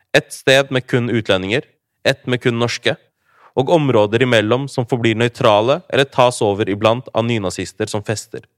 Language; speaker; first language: Norwegian; early bilingual, other home language; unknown